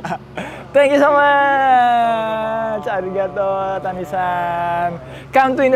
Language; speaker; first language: English; non-native, learner; Indonesian